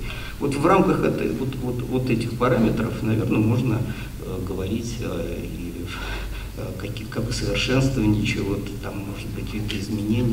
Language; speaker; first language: Russian; native; Russian